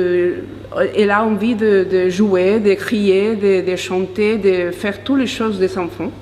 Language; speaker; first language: French; non-native, fluent; Spanish